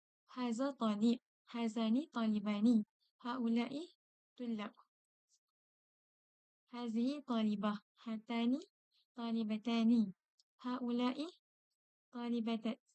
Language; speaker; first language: Arabic; non-native, learner; Malay